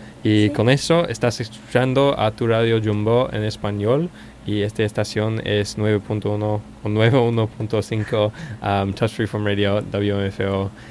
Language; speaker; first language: Spanish; non-native, learner; English